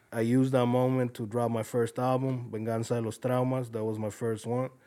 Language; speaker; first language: English; early bilingual, other home language; Spanish